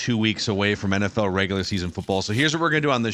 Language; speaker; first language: English; native; English